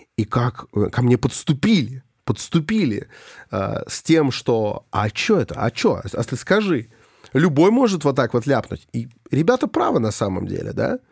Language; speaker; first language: Russian; native; Russian